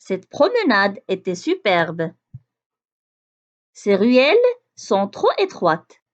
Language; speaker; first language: French; non-native, local second language; Arabic